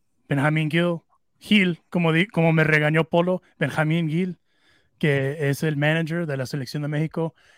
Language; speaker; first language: Spanish; early bilingual, heritage; Spanish